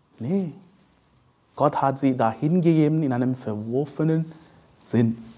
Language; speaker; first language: German; non-native, fluent; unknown